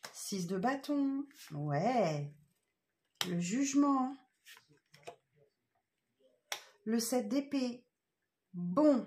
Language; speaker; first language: French; native; French